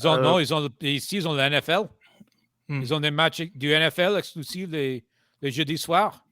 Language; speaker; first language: French; non-native, fluent; English